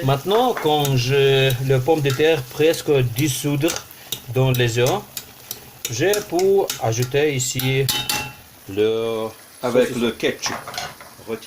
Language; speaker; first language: French; non-native, learner; Ukrainian